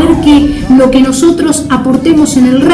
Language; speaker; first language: Spanish; native; Spanish